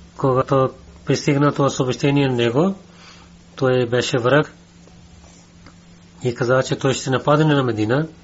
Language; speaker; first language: Bulgarian; non-native, learner; Urdu